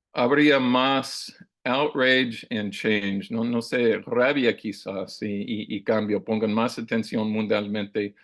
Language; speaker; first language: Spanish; non-native, learner; English